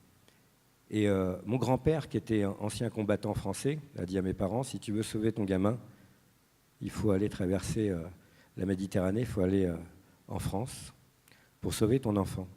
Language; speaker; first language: French; native; French